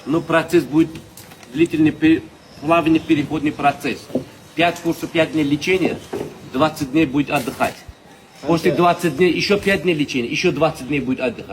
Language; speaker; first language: Russian; non-native, learner; Uzbek